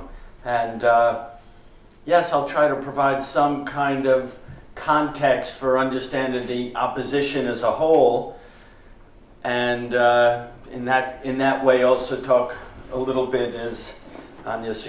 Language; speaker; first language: English; native; English